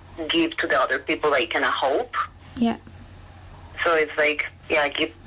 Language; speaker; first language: English; non-native, learner; Spanish